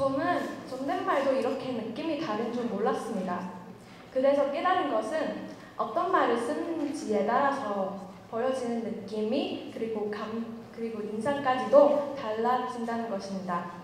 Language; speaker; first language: Korean; non-native, fluent; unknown